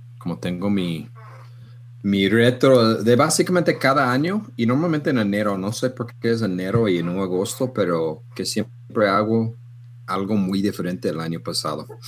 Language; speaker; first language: Spanish; non-native, fluent; English